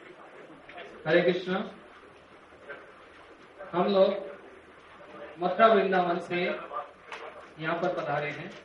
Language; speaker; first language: Hindi; native; Hindi